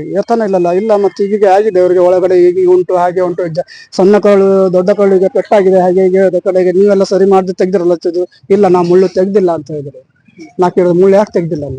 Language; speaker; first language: Kannada; non-native, local second language; Konkani